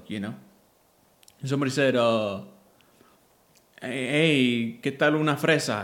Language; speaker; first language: English; early bilingual, other home language; Spanish